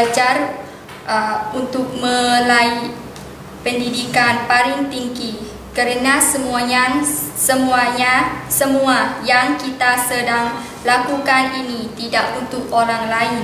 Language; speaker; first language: Indonesian; non-native, learner; Lao